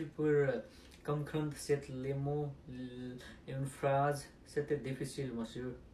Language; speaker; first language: French; non-native, learner; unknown